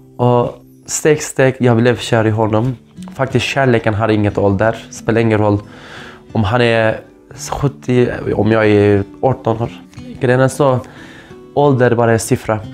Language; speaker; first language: Swedish; non-native, fluent; Kurdish